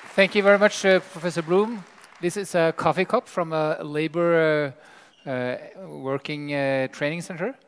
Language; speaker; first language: English; non-native, fluent; Norwegian